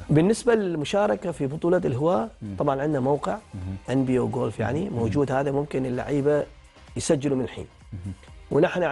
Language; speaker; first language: Arabic; native; Arabic